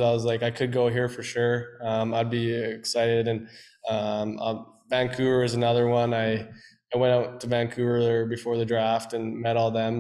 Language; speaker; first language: English; native; English